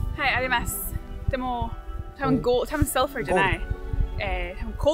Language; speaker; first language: Japanese; non-native, learner; English